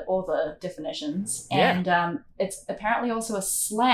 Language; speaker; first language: English; native; English